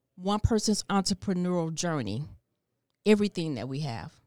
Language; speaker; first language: English; native; English